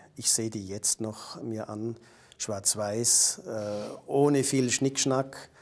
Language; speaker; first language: German; native; German